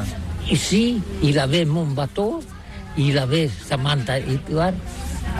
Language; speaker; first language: French; non-native, learner; Catalan